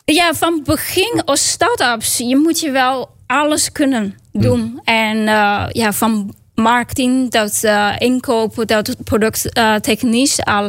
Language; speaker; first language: Dutch; non-native, learner; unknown